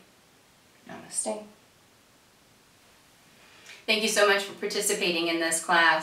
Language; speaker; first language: English; native; English